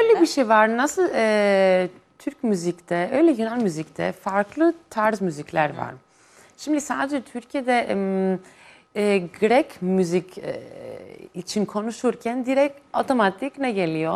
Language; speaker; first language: Turkish; non-native, fluent; Greek